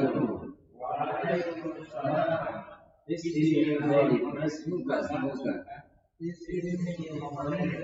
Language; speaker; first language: Arabic; non-native, fluent; Indonesian